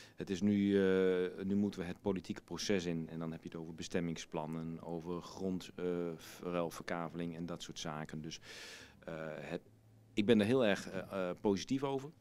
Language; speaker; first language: Dutch; native; Dutch